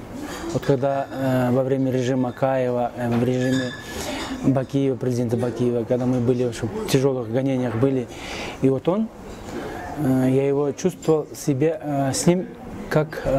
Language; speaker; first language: Russian; non-native, local second language; Kyrgyz